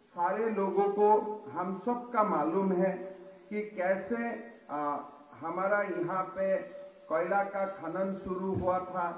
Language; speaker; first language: Hindi; non-native, local second language; Assamese